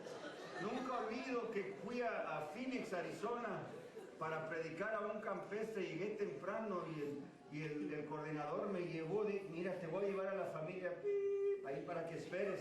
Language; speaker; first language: Spanish; early bilingual, heritage; Spanish